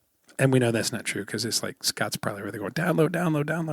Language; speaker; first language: English; native; English